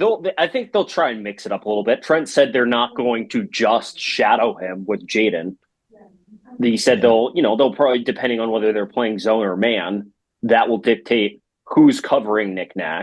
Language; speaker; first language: English; native; English